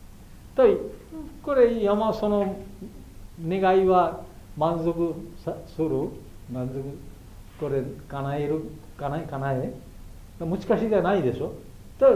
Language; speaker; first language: Japanese; non-native, fluent; Bangla